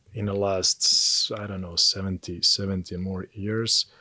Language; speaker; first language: English; non-native, fluent; Serbian